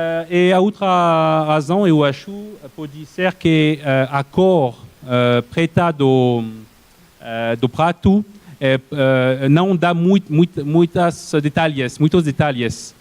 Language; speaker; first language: Portuguese; non-native, fluent; French